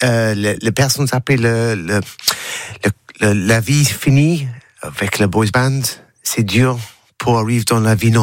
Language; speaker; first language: French; non-native, learner; English